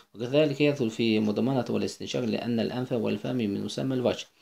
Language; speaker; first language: Arabic; non-native, fluent; Azerbaijani